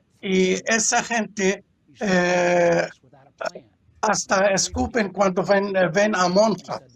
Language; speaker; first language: Spanish; non-native, fluent; Arabic